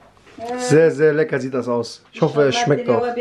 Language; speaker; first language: German; early bilingual, other home language; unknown